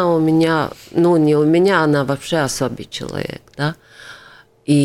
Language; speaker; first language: Russian; non-native, local second language; Latvian